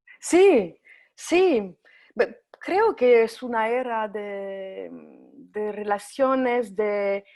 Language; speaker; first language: Spanish; non-native, fluent; French